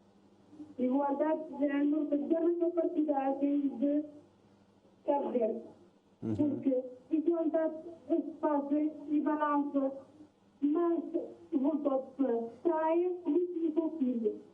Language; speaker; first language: Portuguese; non-native, local second language; Kabuverdianu